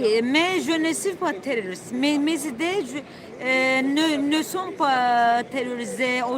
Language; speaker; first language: French; non-native, learner; Turkish